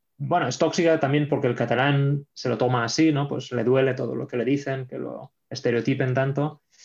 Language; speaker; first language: Spanish; non-native, local second language; Catalan